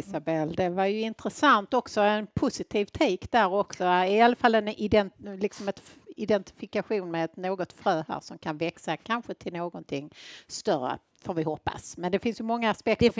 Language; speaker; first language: Swedish; native; Swedish